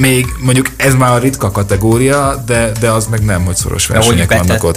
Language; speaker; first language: Hungarian; native; Hungarian